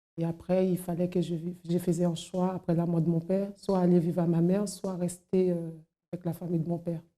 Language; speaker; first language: French; non-native, local second language; Haitian Creole